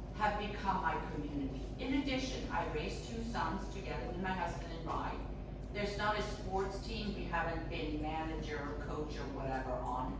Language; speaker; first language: English; non-native, fluent; Swedish